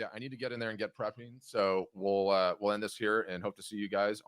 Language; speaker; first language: English; native; English